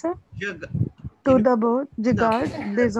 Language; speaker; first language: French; non-native, learner; Hindi